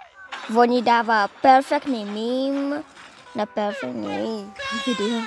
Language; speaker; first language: Czech; non-native, learner; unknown